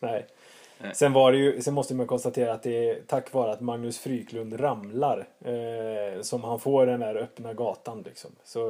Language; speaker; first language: Swedish; native; Swedish